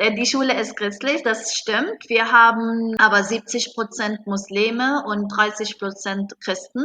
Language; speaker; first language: German; non-native, fluent; Arabic